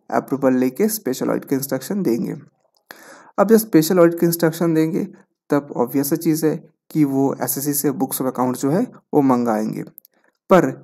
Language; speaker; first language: Hindi; non-native, local second language; Bangla